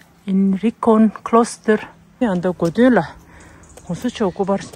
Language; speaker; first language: German; non-native, learner; Tibetan